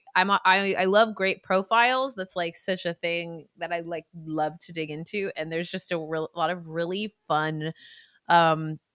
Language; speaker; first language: English; native; English